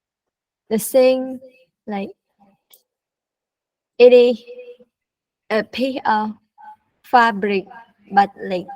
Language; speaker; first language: English; non-native, learner; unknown